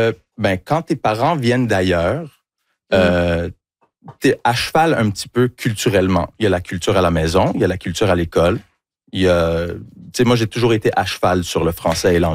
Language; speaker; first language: French; early bilingual, other home language; English